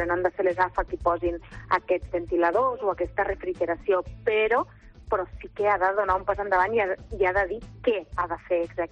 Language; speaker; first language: Catalan; native; Catalan